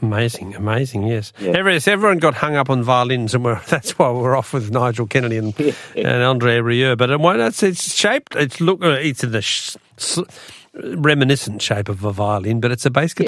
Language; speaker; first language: English; native; English